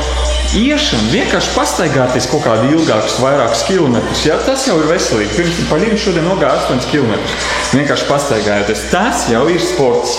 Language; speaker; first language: Latvian; native; Latvian